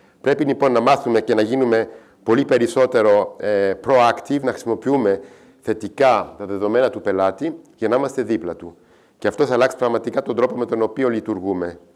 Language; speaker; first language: Greek; non-native, fluent; French